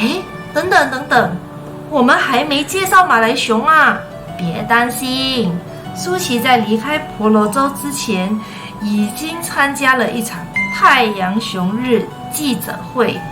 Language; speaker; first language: Chinese; native; Chinese